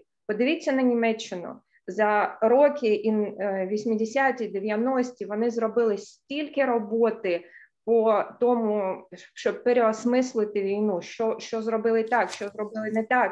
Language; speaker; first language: Ukrainian; non-native, local second language; Russian